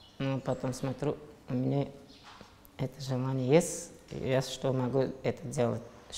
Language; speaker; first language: Russian; non-native, local second language; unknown